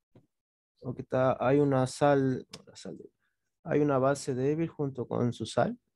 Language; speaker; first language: Spanish; native; Spanish